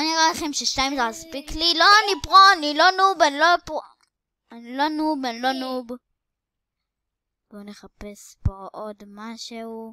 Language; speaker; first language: Hebrew; native; Hebrew